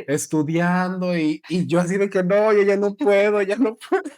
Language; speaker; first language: Spanish; native; Spanish